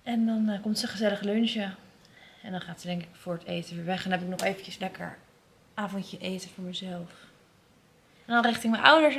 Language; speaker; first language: Dutch; native; Dutch